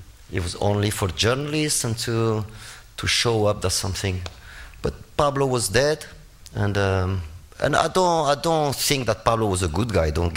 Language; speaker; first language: English; non-native, fluent; Spanish